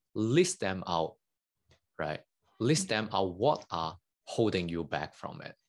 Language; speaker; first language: English; non-native, local second language; Cantonese